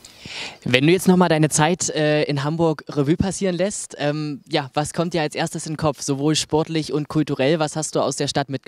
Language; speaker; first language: German; native; German